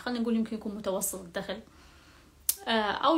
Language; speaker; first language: Arabic; native; Arabic